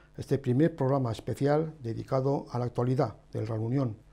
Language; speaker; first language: Spanish; native; Spanish